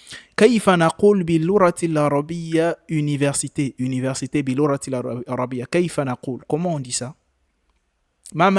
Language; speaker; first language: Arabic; non-native, fluent; French